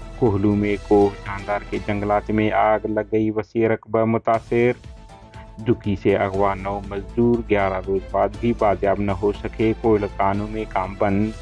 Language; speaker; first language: Urdu; non-native, local second language; Baluchi